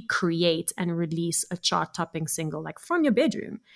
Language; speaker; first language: English; native; English